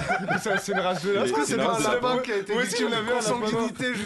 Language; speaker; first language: French; native; French